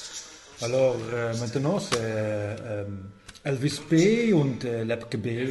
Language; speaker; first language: French; non-native, learner; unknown